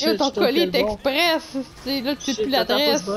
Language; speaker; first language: French; native; French